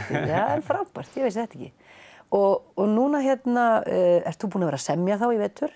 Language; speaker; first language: Icelandic; native; Icelandic